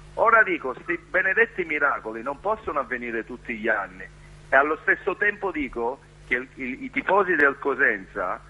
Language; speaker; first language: Italian; native; Italian